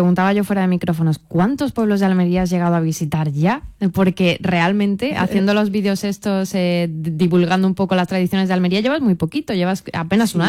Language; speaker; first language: Spanish; native; Spanish